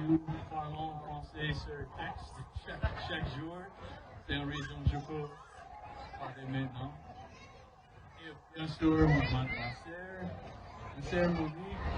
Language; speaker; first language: French; non-native, learner; English